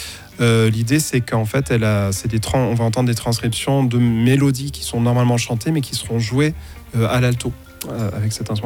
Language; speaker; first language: French; native; French